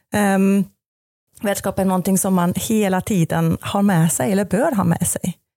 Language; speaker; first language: Swedish; non-native, fluent; German